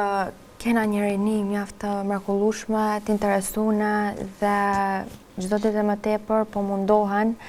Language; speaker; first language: Albanian; native; Albanian